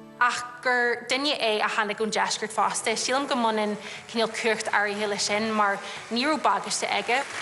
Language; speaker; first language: Irish; non-native, local second language; English